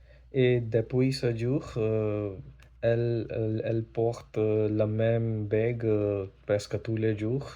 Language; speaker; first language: French; non-native, learner; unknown